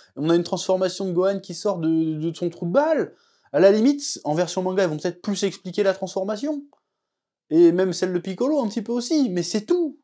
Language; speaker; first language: French; native; French